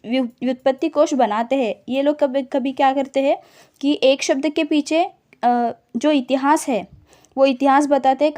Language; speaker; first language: Hindi; non-native, local second language; Marathi